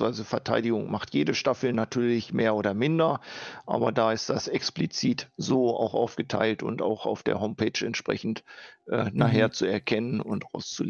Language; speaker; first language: German; native; German